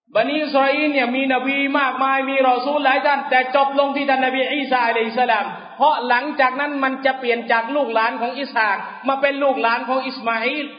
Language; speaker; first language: Thai; native; Thai